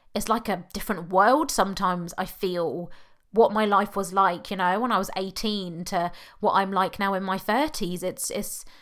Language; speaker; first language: English; native; English